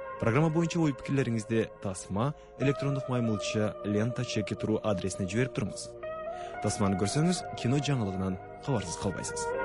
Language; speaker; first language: Kyrgyz; native; Kyrgyz